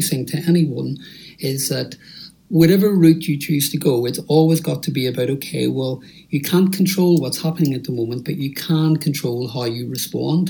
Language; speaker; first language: English; native; English